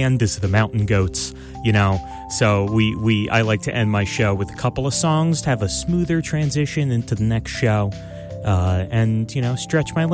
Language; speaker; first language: English; native; English